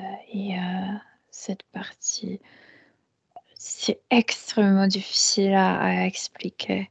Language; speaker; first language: French; non-native, fluent; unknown